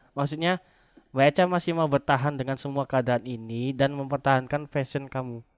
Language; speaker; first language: Indonesian; non-native, local second language; Javanese